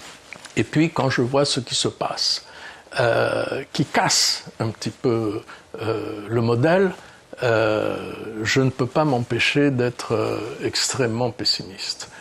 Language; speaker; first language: French; early bilingual, other home language; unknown